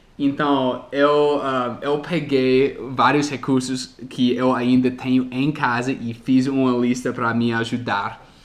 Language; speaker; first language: Portuguese; non-native, fluent; English